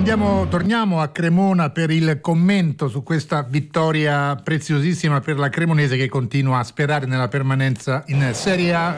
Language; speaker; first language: Italian; native; Italian